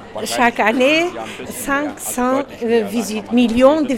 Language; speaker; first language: French; non-native, learner; German